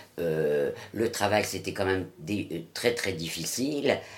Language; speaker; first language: French; native; French